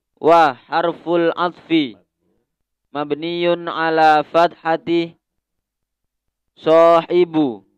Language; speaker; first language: Arabic; non-native, learner; Indonesian